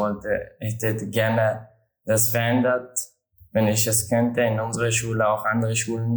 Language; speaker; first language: German; non-native, learner; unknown